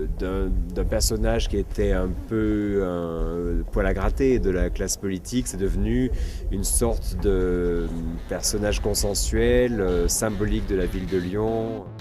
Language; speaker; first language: French; native; French